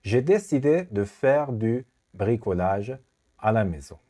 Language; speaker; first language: French; non-native, fluent; Persian